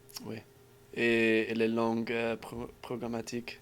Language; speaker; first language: French; non-native, learner; English